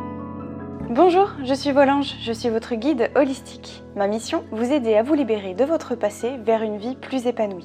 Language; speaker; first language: French; native; French